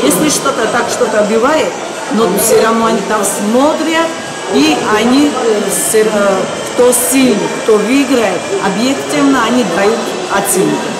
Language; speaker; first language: Russian; non-native, learner; Georgian